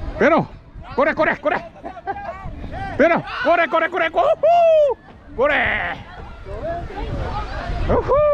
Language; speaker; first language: Spanish; non-native, learner; Korean